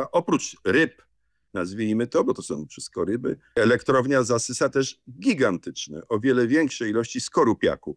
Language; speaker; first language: Polish; native; Polish